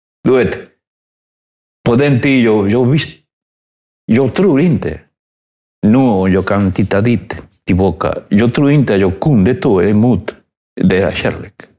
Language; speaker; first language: Swedish; non-native, fluent; Spanish